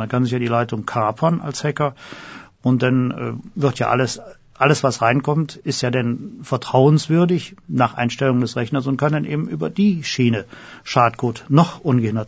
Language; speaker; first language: German; native; German